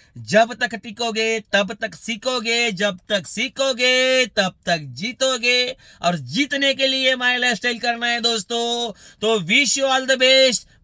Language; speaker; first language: Hindi; non-native, local second language; Marathi